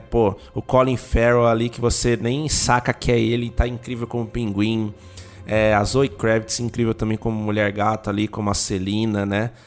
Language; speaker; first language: Portuguese; native; Portuguese